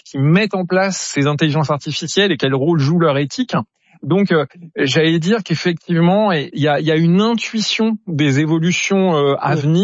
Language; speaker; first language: French; native; French